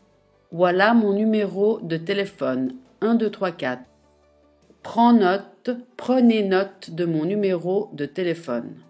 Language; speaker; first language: French; non-native, fluent; Italian